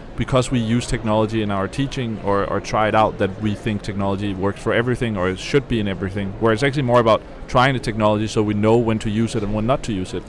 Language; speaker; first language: English; non-native, fluent; Danish